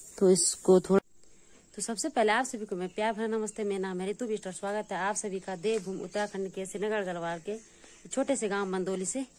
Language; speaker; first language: Hindi; native; Hindi